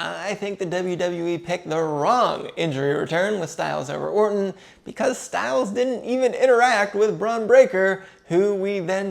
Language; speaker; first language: English; native; English